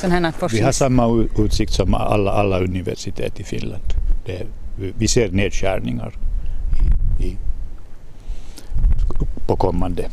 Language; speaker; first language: Swedish; non-native, local second language; Finnish